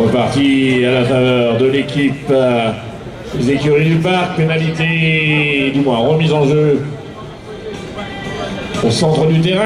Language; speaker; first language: French; native; French